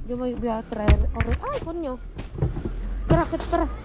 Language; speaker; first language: Spanish; non-native, learner; Filipino